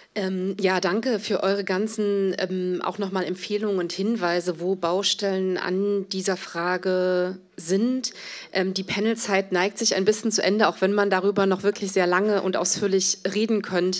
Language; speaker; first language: German; native; German